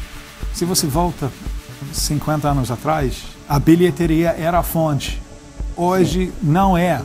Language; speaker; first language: Portuguese; non-native, fluent; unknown